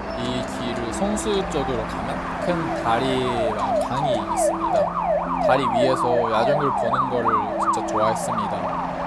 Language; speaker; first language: Korean; non-native, fluent; Japanese